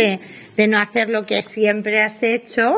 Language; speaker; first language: Spanish; native; Spanish